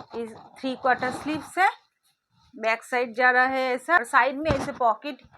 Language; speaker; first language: Hindi; non-native, local second language; Bangla